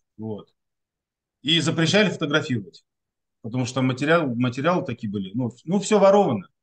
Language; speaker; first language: Russian; non-native, local second language; Tatar